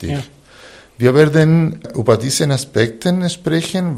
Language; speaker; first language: German; non-native, fluent; Spanish